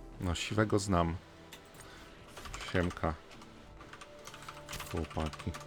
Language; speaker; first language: Polish; native; Polish